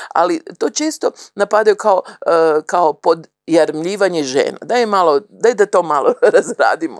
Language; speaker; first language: Croatian; native; Croatian